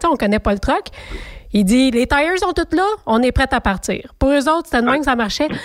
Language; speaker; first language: French; native; French